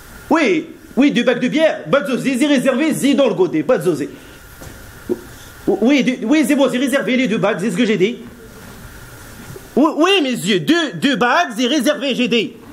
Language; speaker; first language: French; native; French